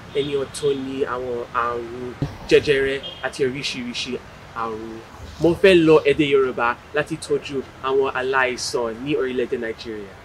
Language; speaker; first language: Yoruba; early bilingual, heritage; Yoruba